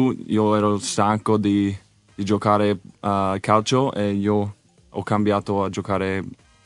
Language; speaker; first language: Italian; non-native, learner; English